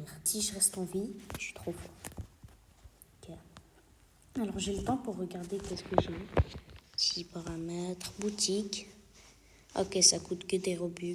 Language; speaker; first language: French; native; French